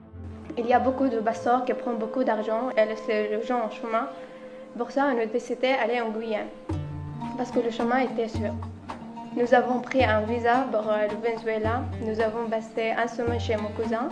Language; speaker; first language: French; non-native, learner; Arabic